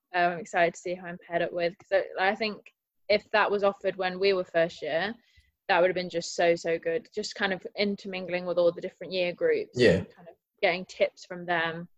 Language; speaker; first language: English; native; English